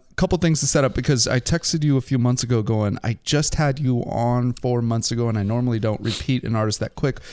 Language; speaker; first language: English; native; English